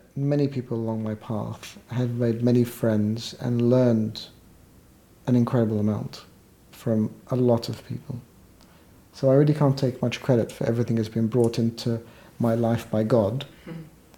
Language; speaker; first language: English; native; English